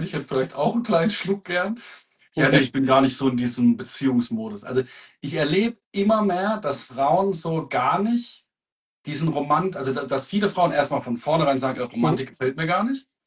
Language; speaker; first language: German; native; German